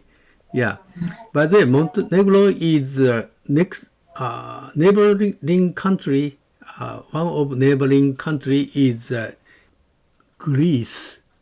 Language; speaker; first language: English; non-native, learner; Japanese